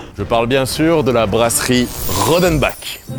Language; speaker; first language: French; native; French